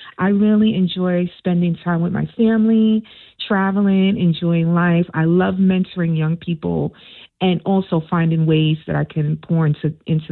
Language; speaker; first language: English; native; English